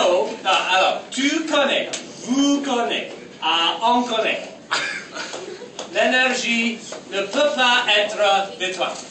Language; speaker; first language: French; non-native, local second language; English